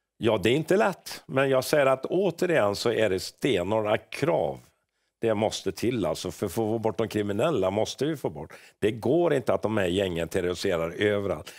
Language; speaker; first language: Swedish; native; Swedish